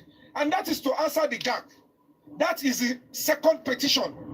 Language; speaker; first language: English; non-native, local second language; Yoruba